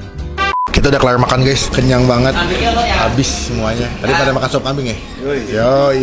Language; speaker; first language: Indonesian; native; Indonesian